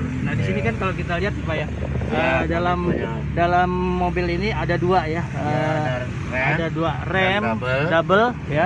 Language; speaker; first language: Indonesian; native; Indonesian